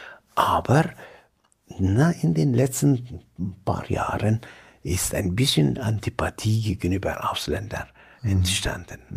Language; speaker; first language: German; non-native, fluent; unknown